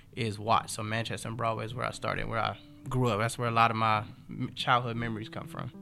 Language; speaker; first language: English; native; English